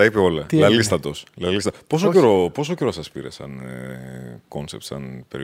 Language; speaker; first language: Greek; native; Greek